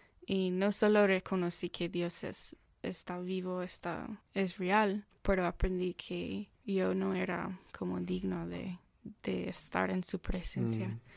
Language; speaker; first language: Spanish; non-native, fluent; English